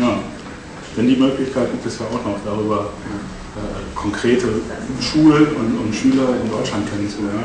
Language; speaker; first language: German; native; German